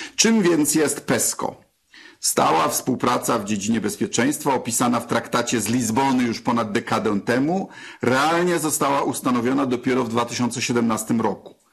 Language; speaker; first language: Polish; native; Polish